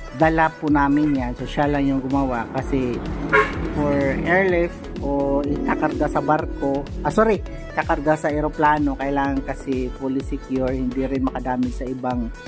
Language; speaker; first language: Filipino; non-native, local second language; Waray